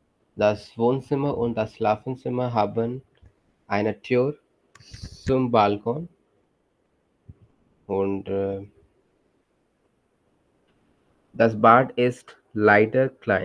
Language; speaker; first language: German; non-native, fluent; Hindi